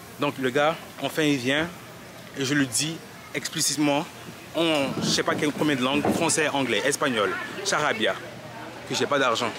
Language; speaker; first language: French; native; French